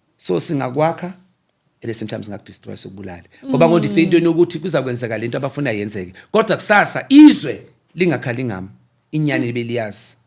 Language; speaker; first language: Zulu; non-native, local second language; Xhosa